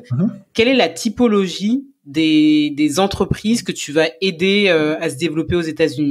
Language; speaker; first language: French; native; French